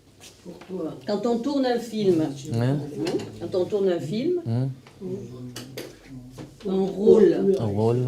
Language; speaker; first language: French; non-native, fluent; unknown